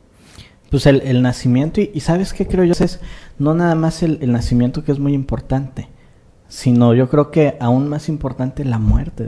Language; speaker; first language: Spanish; native; Spanish